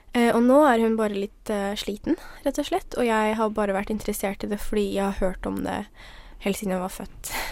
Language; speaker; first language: Norwegian; early bilingual, other home language; Somali